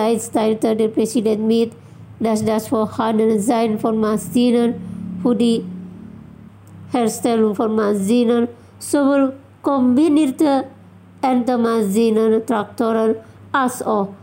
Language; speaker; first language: German; non-native, fluent; Indonesian